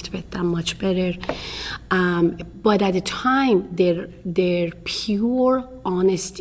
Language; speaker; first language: English; non-native, fluent; Persian